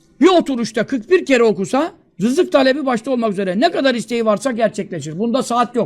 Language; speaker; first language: Turkish; native; Turkish